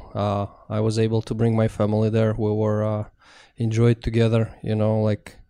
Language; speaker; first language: English; non-native, fluent; Russian